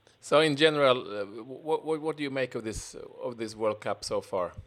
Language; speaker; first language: English; non-native, fluent; Swedish